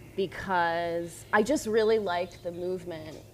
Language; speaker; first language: English; native; English